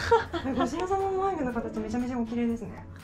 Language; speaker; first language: Japanese; native; Japanese